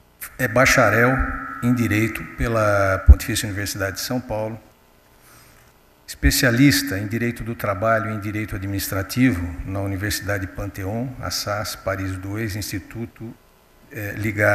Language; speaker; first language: Portuguese; native; Portuguese